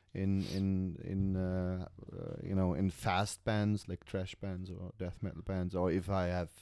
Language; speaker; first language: English; non-native, fluent; German